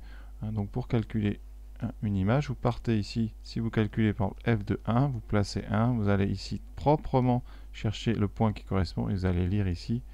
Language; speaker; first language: French; native; French